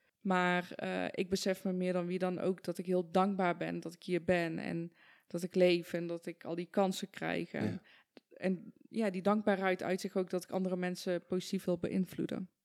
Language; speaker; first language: Dutch; early bilingual, other home language; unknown